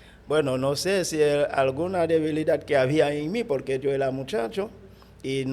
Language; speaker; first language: Spanish; non-native, fluent; Haitian Creole